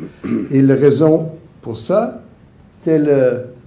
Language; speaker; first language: French; non-native, learner; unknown